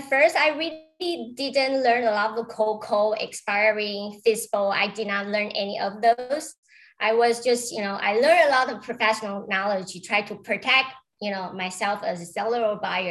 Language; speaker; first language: English; non-native, fluent; Chinese